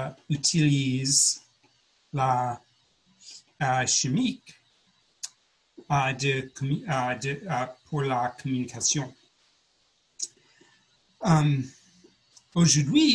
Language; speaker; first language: French; non-native, learner; English